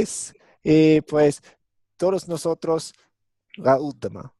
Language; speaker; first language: Spanish; non-native, fluent; English